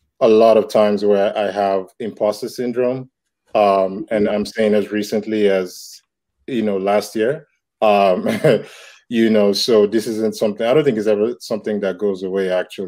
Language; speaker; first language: English; non-native, local second language; Yoruba